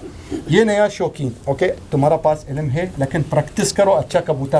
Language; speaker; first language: Hindi; non-native, learner; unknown